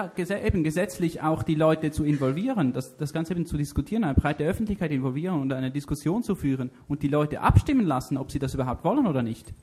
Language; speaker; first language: German; native; German